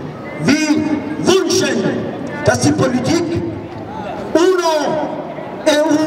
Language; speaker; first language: German; non-native, fluent; Persian